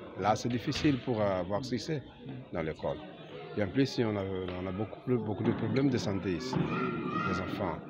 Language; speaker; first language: French; non-native, learner; Portuguese